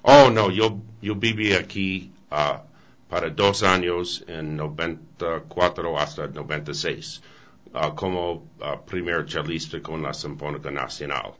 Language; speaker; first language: Spanish; non-native, learner; English